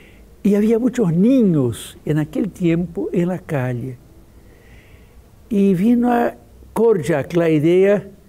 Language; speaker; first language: Spanish; non-native, fluent; Portuguese